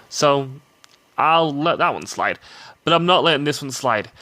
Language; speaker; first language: English; native; English